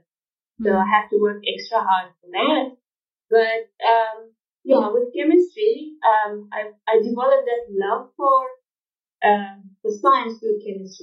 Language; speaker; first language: English; non-native, fluent; Arabic